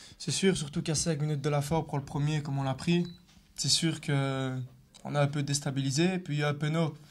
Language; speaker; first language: French; native; French